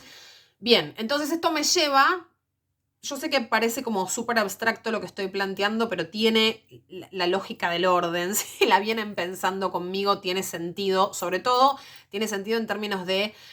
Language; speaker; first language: Spanish; native; Spanish